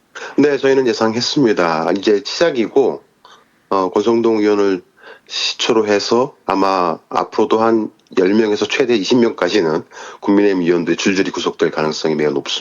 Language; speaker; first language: Korean; native; Korean